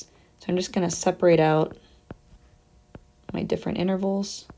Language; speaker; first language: English; native; English